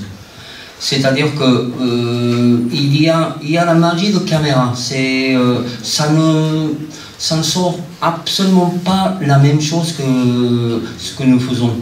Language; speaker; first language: French; non-native, fluent; Japanese